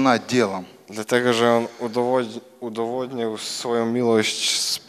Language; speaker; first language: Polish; non-native, learner; Russian